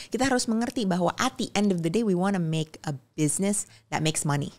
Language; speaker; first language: English; non-native, fluent; Indonesian